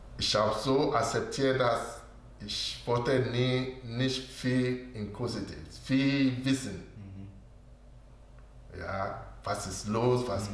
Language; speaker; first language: German; non-native, learner; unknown